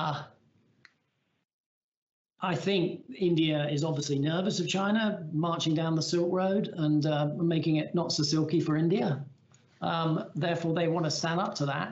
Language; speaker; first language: English; native; English